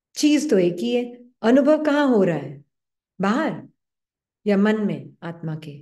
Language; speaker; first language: Hindi; native; Hindi